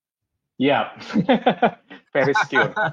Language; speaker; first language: English; non-native, learner; Indonesian